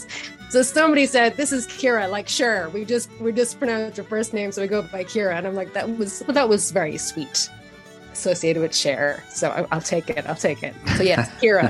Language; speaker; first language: English; native; English